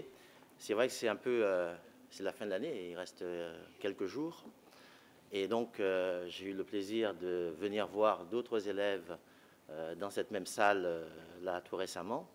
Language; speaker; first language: French; native; French